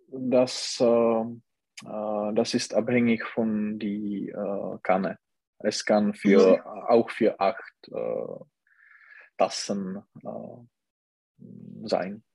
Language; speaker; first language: German; non-native, learner; Czech